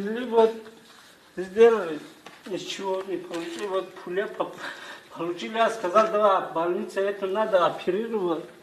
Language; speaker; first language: Russian; non-native, learner; Tajik